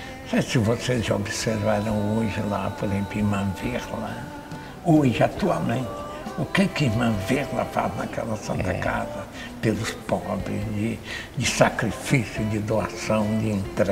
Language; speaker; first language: Portuguese; native; Portuguese